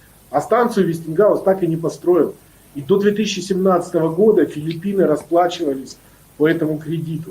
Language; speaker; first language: Russian; native; Russian